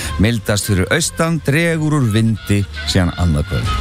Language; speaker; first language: Icelandic; native; Icelandic